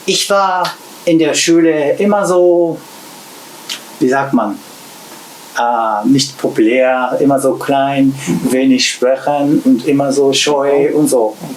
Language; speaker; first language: German; non-native, learner; Japanese